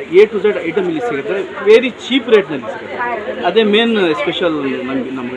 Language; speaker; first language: Kannada; non-native, local second language; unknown